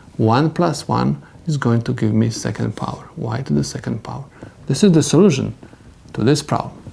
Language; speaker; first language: English; non-native, fluent; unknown